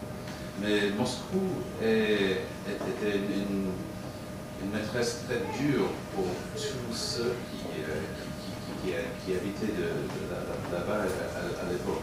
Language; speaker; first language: French; non-native, fluent; English